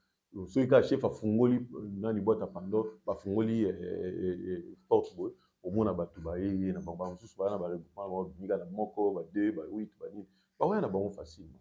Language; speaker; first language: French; non-native, local second language; Lingala